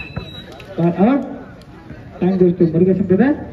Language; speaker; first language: English; non-native, local second language; Tamil